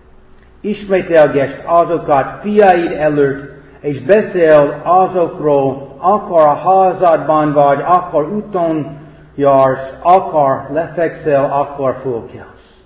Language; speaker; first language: Hungarian; non-native, fluent; English